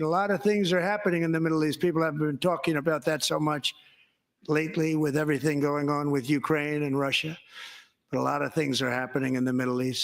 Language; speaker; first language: English; native; English